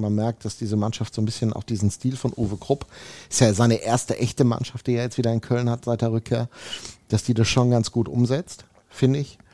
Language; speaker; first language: German; native; German